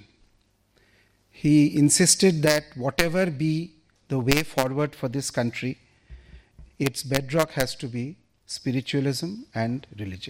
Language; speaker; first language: English; non-native, local second language; Bangla